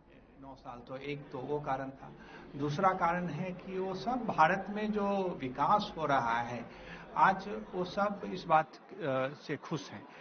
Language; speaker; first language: Hindi; native; Hindi